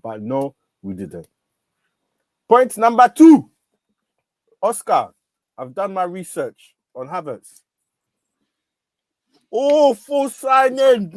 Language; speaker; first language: English; native; English